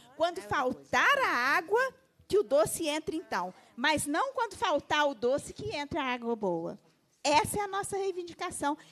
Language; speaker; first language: Portuguese; native; Portuguese